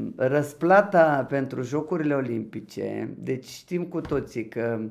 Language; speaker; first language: Romanian; non-native, local second language; Ukrainian